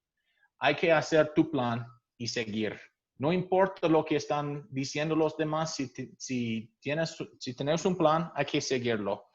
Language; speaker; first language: Spanish; non-native, fluent; English